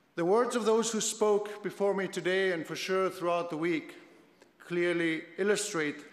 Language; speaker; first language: English; non-native, fluent; Spanish